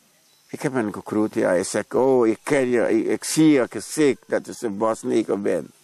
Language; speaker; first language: Dutch; non-native, local second language; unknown